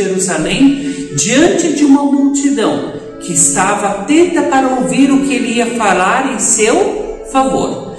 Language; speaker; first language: Portuguese; native; Portuguese